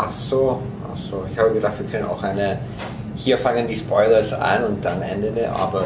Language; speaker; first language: German; non-native, fluent; English